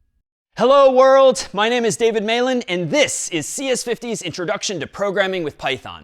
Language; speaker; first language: English; native; English